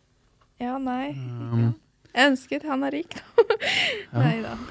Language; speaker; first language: Norwegian; early bilingual, other home language; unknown